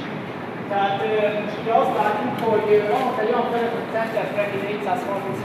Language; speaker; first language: Hungarian; native; Hungarian